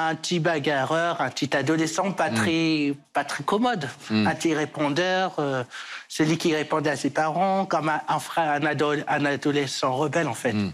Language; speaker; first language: French; early bilingual, other home language; Portuguese